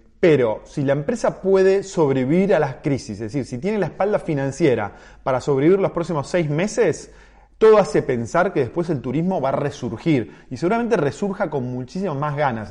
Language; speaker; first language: Spanish; native; Spanish